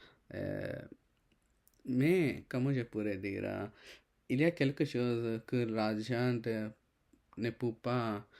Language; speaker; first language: French; non-native, learner; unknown